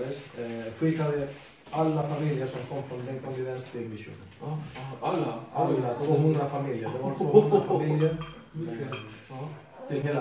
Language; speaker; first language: Swedish; non-native, fluent; Spanish